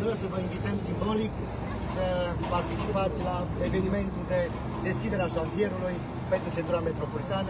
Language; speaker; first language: Romanian; native; Romanian